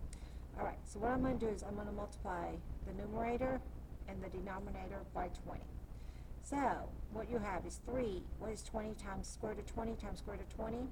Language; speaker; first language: English; native; English